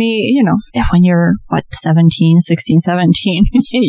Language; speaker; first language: English; non-native, fluent; Romanian